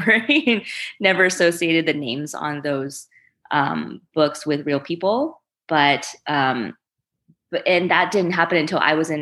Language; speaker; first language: English; early bilingual, other home language; Chinese